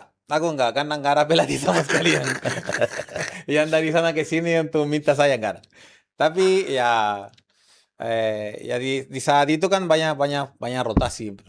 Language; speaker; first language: Indonesian; non-native, fluent; Spanish